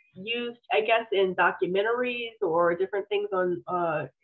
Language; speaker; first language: English; native; English